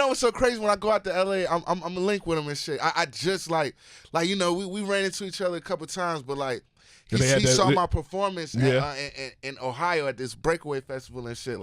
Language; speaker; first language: English; native; English